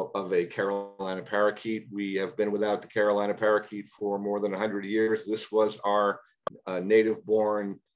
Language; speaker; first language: English; native; English